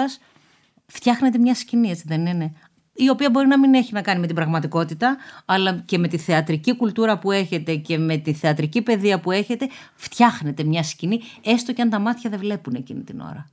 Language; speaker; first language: Greek; native; Greek